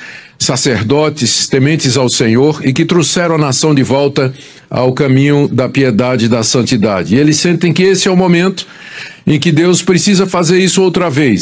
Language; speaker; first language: Portuguese; native; Portuguese